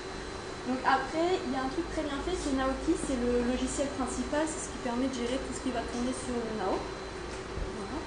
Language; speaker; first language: French; native; French